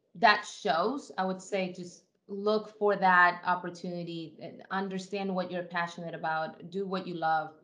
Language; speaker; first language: English; non-native, fluent; Spanish